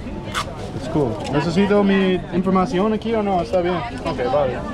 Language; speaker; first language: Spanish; non-native, learner; English